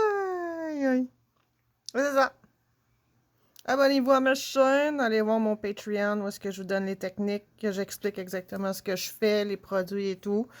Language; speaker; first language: French; native; French